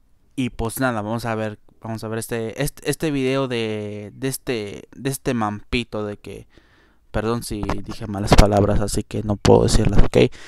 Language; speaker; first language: Spanish; native; Spanish